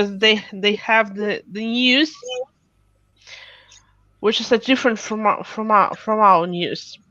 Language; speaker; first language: English; non-native, fluent; Russian